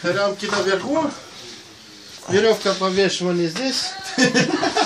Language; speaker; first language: Russian; non-native, local second language; Romanian